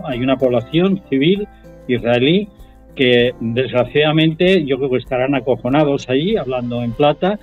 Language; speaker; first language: Spanish; native; Spanish